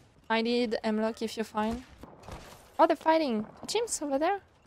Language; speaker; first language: English; non-native, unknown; French